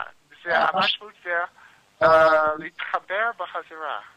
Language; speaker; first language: Hebrew; non-native, learner; English